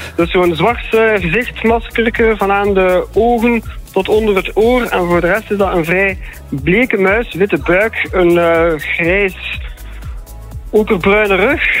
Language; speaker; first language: Dutch; native; Dutch